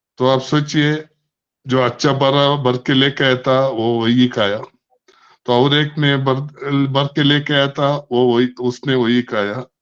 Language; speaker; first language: Hindi; non-native, local second language; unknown